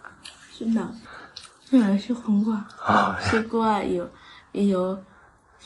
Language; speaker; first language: Chinese; non-native, learner; Lao